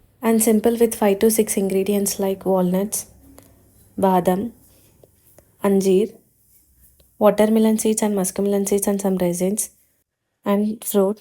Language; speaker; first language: English; non-native, local second language; Telugu